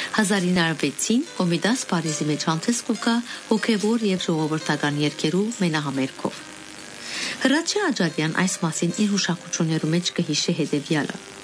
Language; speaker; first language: Armenian; early bilingual, heritage; Armenian